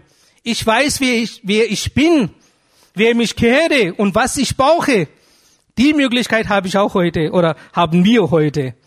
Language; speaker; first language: German; non-native, fluent; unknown